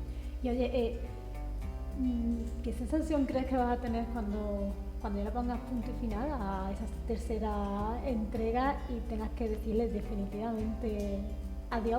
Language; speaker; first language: Spanish; native; Spanish